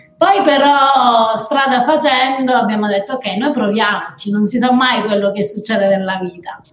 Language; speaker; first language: Italian; native; Italian